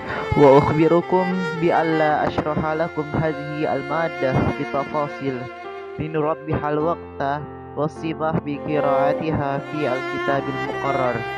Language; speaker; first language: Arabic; non-native, learner; Indonesian